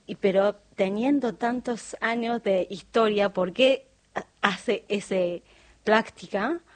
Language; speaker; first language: Spanish; non-native, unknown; Japanese